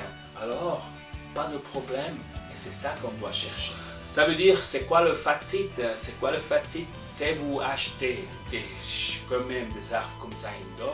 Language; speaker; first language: French; non-native, local second language; German